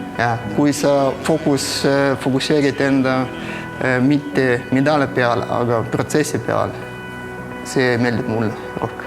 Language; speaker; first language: Estonian; non-native, local second language; Russian